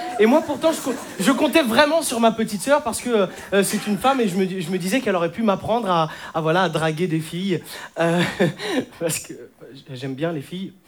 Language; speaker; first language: French; native; French